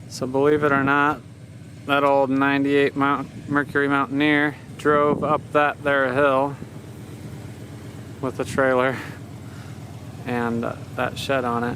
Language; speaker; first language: English; native; English